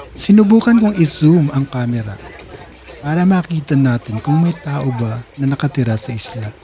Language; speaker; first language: Filipino; native; Filipino